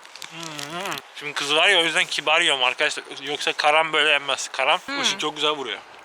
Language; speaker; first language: Turkish; native; Turkish